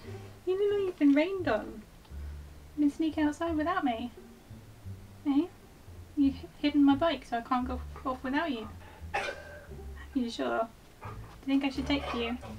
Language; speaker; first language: English; native; English